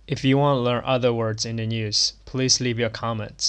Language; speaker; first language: English; non-native, fluent; Chinese